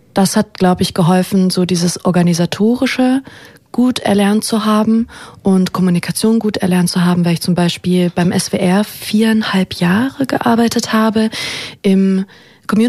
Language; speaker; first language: German; native; German